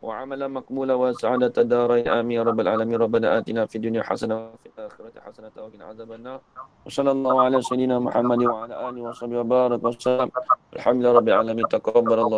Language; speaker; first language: Arabic; non-native, fluent; Malay